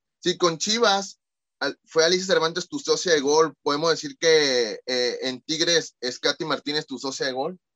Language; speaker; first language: Spanish; native; Spanish